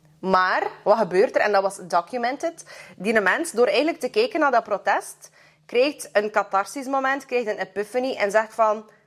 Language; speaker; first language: Dutch; early bilingual, other home language; Russian